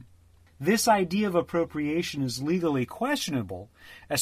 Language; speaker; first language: English; native; English